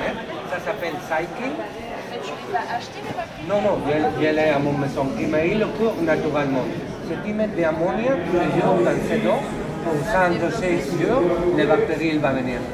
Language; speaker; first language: French; non-native, learner; Spanish